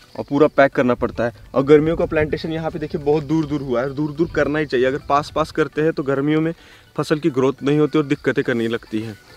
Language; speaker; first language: Hindi; native; Hindi